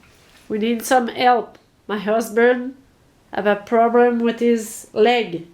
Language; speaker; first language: English; non-native, learner; French